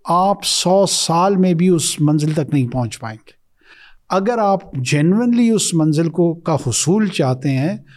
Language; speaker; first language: Urdu; non-native, local second language; Pashto